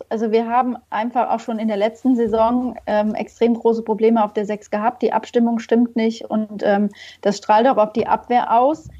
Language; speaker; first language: German; native; German